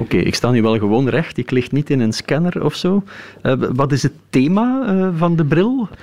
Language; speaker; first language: Dutch; native; Dutch